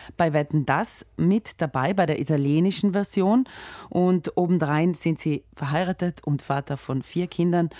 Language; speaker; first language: German; native; German